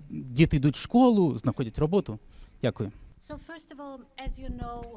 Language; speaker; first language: Ukrainian; native; Ukrainian